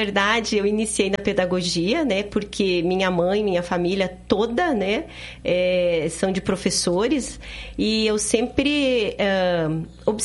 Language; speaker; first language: Portuguese; native; Portuguese